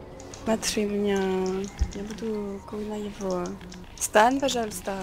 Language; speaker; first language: Russian; non-native, learner; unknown